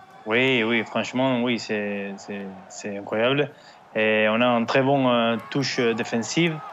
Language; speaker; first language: French; non-native, learner; Spanish